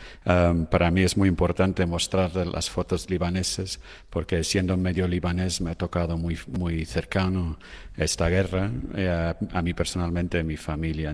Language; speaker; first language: Spanish; non-native, fluent; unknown